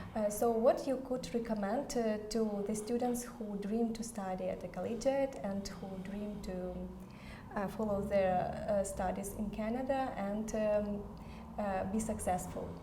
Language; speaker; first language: English; non-native, fluent; Ukrainian